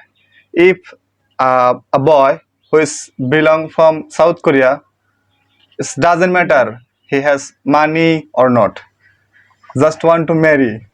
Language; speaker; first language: English; non-native, learner; Bangla